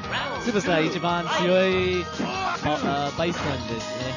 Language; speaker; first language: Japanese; non-native, learner; English